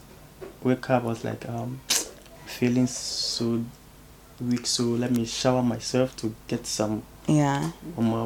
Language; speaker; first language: English; non-native, local second language; Ewe